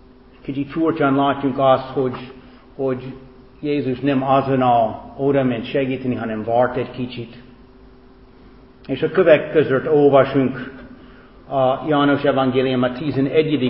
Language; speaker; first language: Hungarian; non-native, fluent; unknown